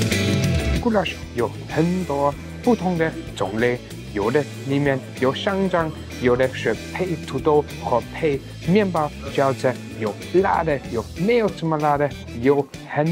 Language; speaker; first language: Chinese; non-native, fluent; German